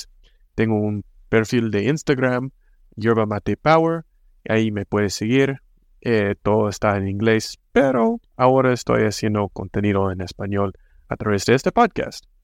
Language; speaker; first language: Spanish; non-native, fluent; English